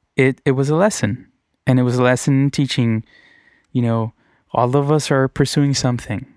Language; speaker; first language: English; native; English